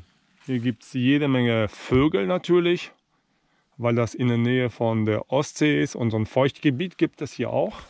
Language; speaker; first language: German; native; German